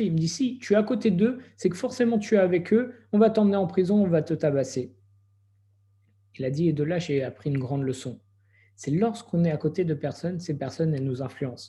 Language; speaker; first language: French; native; French